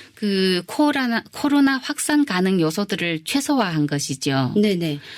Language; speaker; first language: Korean; early bilingual, heritage; Korean